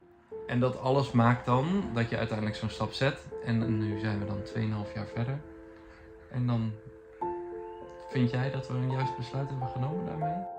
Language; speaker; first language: Dutch; native; Dutch